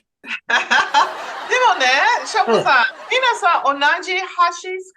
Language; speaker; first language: Japanese; non-native, learner; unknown